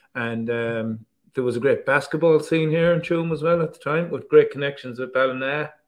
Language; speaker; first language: English; native; English